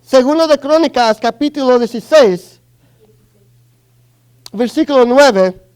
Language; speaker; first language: Spanish; early bilingual, other home language; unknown